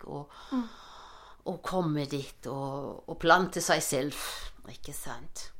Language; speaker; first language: Norwegian; non-native, fluent; German